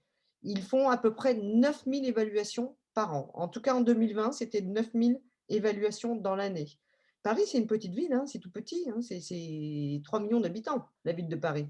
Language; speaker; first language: French; native; French